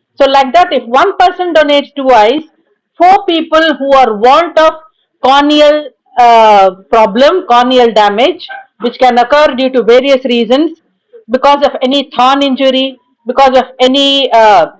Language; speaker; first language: English; non-native, local second language; Tamil